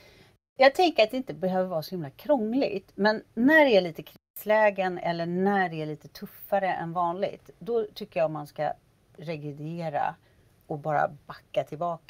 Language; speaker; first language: Swedish; native; Swedish